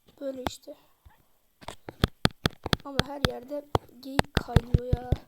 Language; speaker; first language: Turkish; native; Turkish